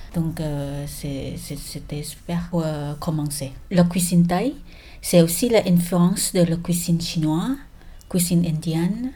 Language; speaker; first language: French; non-native, learner; Thai